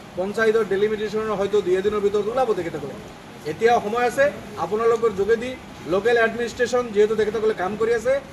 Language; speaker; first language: Assamese; non-native, local second language; Bangla